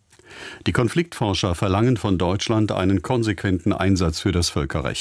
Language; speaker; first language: German; native; German